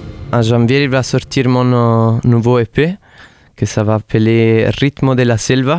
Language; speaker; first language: French; non-native, fluent; Italian